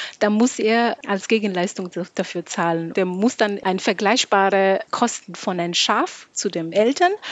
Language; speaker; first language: German; non-native, fluent; Malagasy